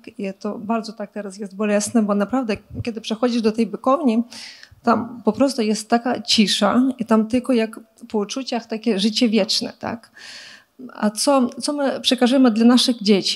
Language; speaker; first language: Polish; non-native, fluent; Ukrainian